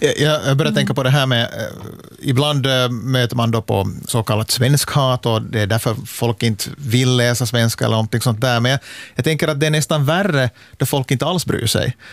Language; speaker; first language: Swedish; native; Swedish